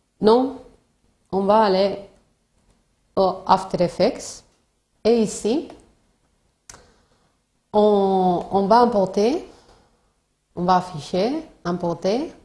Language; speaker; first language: French; non-native, learner; Spanish